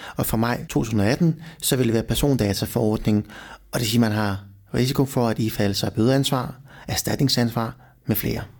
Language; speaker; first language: Danish; early bilingual, other home language; Persian